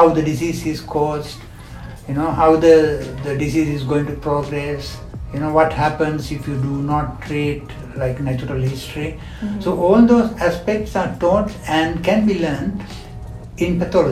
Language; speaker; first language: English; non-native, local second language; Sinhala